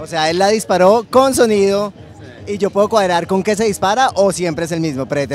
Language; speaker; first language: Spanish; native; Spanish